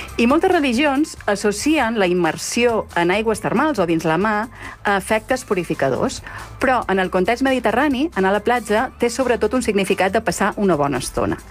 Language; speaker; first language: Catalan; native; Catalan